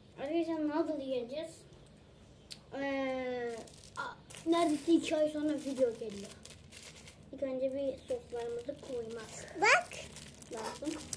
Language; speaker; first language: Turkish; early bilingual, other home language; Persian